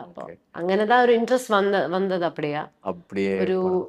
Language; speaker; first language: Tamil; non-native, learner; Malayalam